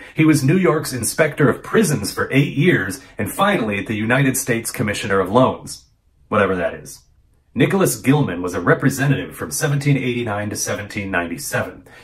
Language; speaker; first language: English; native; English